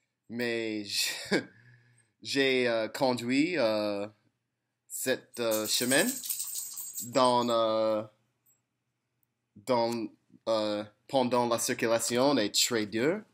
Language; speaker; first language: French; non-native, learner; English